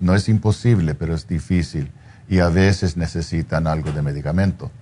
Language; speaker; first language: Spanish; non-native, fluent; English